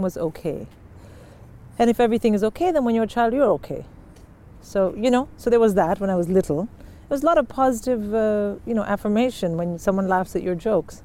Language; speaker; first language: English; non-native, local second language; Hindi